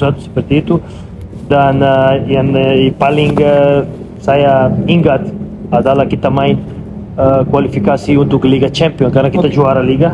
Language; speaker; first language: Indonesian; non-native, fluent; Serbian